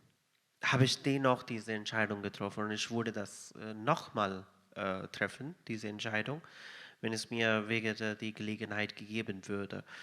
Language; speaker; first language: German; non-native, fluent; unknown